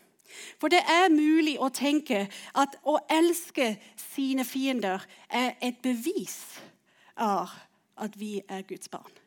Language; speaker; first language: Norwegian; non-native, fluent; English